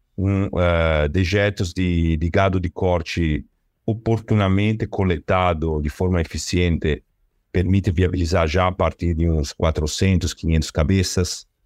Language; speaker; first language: Portuguese; non-native, fluent; Italian